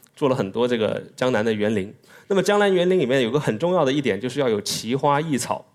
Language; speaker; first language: Chinese; native; Chinese